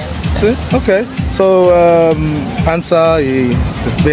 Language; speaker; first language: Spanish; non-native, learner; English